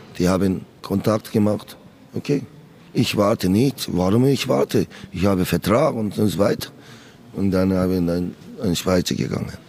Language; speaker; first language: German; non-native, learner; Korean